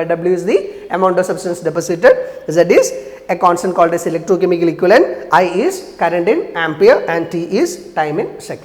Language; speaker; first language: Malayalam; native; Malayalam